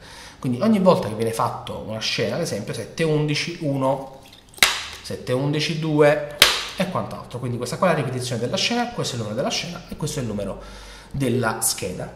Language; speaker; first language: Italian; native; Italian